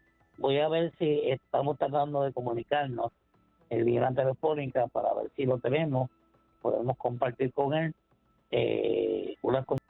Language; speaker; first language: Spanish; native; Spanish